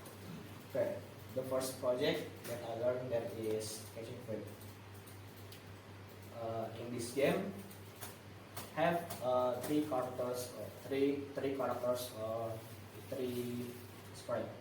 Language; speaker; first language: English; non-native, learner; Indonesian